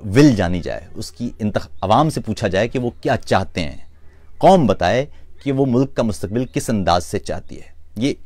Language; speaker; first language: Urdu; non-native, local second language; Punjabi